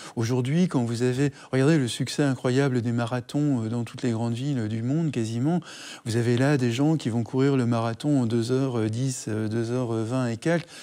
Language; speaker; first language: French; native; French